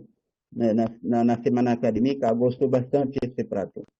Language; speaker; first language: Portuguese; non-native, learner; Haitian Creole